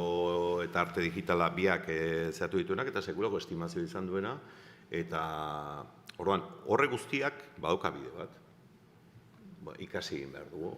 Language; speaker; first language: Basque; native; Basque